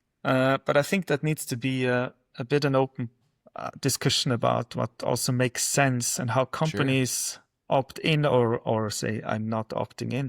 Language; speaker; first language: English; non-native, fluent; German